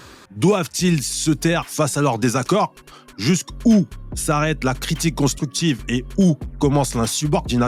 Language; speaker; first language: French; native; French